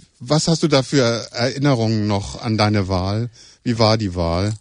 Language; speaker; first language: German; native; German